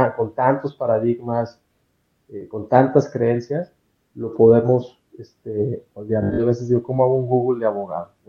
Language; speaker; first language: Spanish; native; Spanish